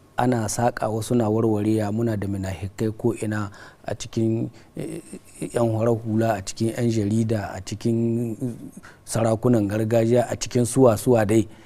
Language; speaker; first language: Hausa; native; Hausa